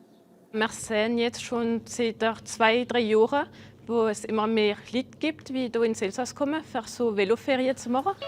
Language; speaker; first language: German; non-native, local second language; French